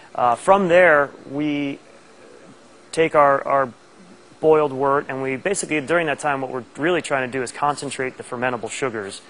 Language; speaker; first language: English; native; English